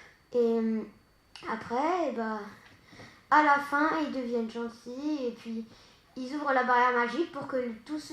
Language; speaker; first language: French; native; French